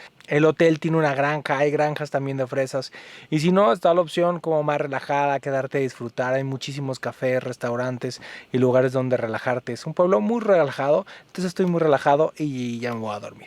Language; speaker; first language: Spanish; native; Spanish